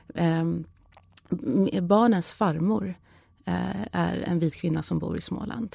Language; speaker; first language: Swedish; early bilingual, other home language; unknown